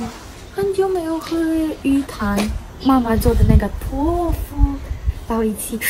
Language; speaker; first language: Chinese; non-native, learner; Ukrainian